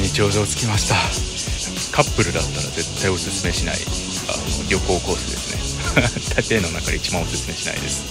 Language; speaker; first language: Japanese; native; Japanese